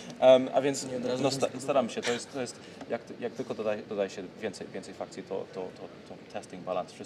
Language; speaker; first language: Polish; early bilingual, heritage; Polish